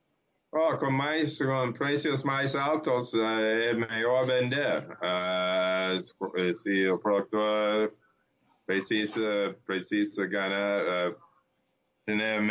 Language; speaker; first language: Portuguese; non-native, learner; English